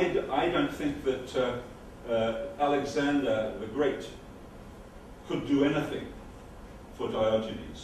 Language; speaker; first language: English; non-native, fluent; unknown